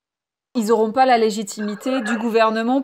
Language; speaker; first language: French; native; French